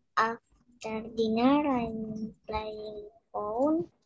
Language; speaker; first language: English; non-native, local second language; Indonesian